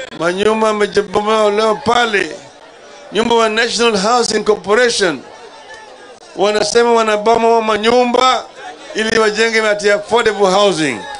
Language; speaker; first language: Swahili; non-native, local second language; Luo (Kenya and Tanzania)